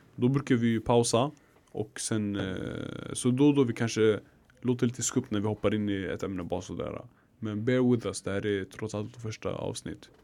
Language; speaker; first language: Swedish; early bilingual, other home language; Arabic